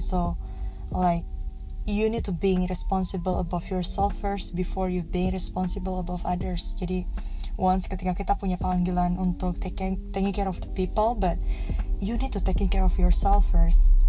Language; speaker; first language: English; non-native, learner; Indonesian